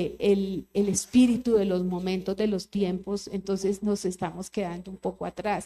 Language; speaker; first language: Spanish; native; Spanish